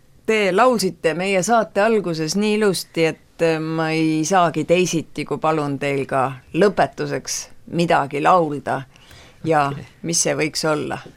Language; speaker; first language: Estonian; native; Estonian